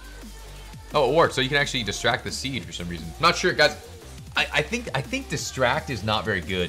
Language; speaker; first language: English; native; English